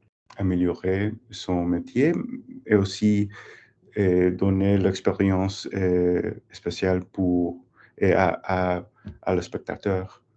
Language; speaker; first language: French; non-native, learner; English